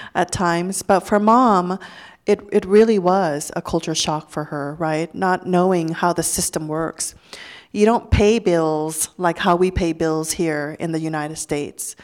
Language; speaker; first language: English; early bilingual, other home language; Lao